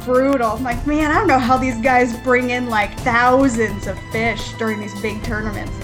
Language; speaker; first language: English; native; English